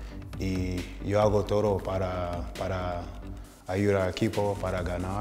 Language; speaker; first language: Spanish; non-native, fluent; English